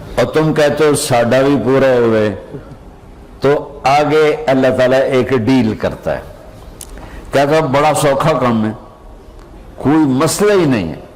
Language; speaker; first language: Urdu; non-native, local second language; Punjabi